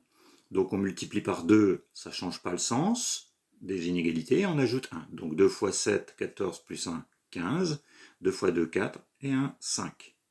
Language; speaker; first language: French; native; French